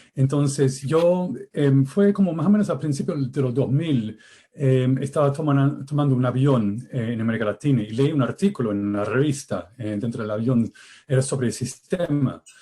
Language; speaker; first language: Spanish; non-native, fluent; English